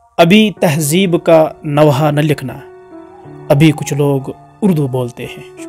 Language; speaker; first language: Urdu; non-native, local second language; Kashmiri